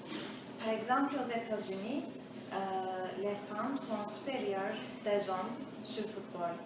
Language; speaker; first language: French; non-native, fluent; Turkish